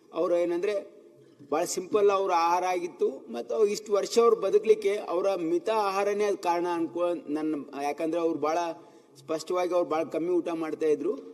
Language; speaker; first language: Kannada; native; Kannada